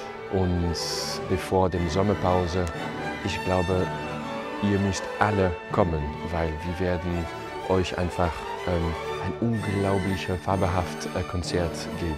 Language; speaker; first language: German; non-native, local second language; French